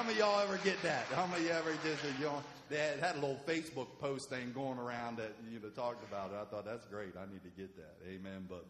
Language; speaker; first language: English; native; English